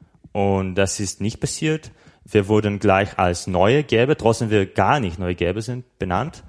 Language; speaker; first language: German; non-native, fluent; Slovak